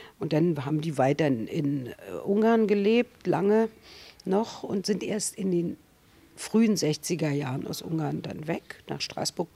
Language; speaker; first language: German; native; German